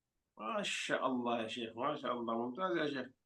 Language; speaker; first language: Arabic; non-native, fluent; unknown